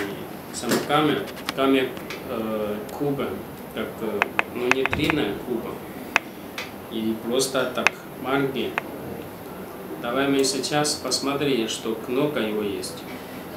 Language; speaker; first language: Russian; non-native, learner; Chinese